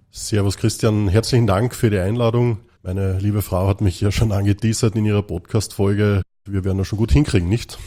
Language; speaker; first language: German; native; German